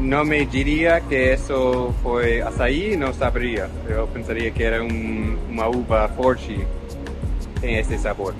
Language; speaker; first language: Portuguese; non-native, fluent; English